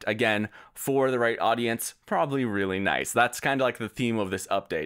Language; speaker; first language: English; native; English